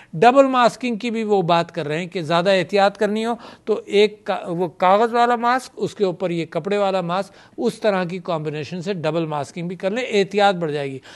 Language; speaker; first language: Urdu; native; Urdu